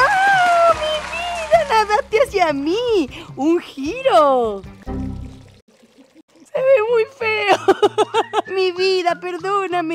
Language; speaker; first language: Spanish; native; Spanish